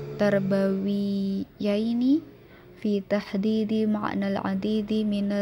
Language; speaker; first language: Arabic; non-native, learner; Indonesian